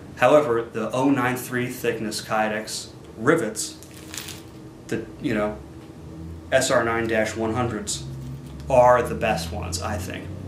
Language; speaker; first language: English; native; English